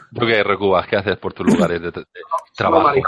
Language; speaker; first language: Spanish; native; Spanish